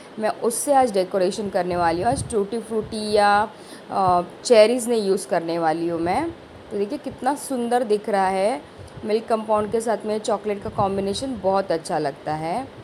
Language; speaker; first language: Hindi; non-native, local second language; Marathi